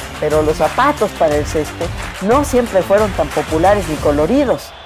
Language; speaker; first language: Spanish; native; Spanish